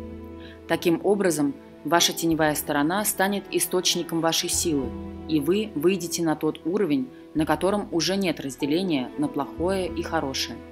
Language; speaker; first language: Russian; native; Russian